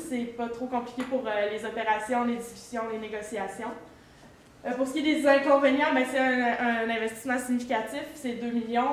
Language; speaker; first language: French; native; French